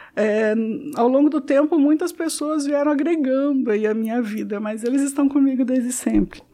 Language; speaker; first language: Portuguese; native; Portuguese